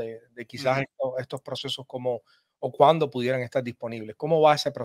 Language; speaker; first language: Spanish; native; Spanish